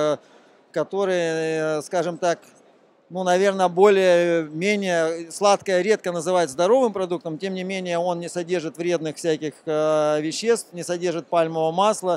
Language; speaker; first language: Russian; native; Russian